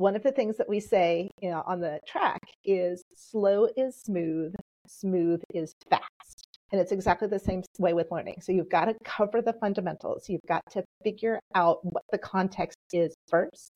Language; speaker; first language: English; early bilingual, other home language; Polish